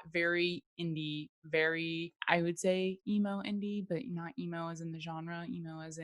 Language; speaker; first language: English; native; English